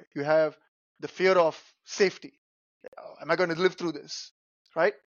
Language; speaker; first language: English; non-native, local second language; Tamil